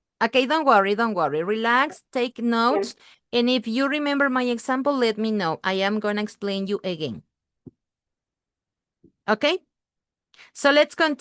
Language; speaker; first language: English; non-native, learner; Spanish